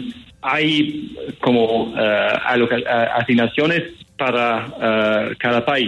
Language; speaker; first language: Spanish; non-native, fluent; English